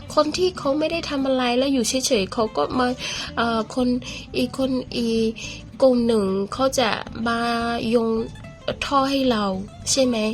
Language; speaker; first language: Thai; non-native, fluent; Burmese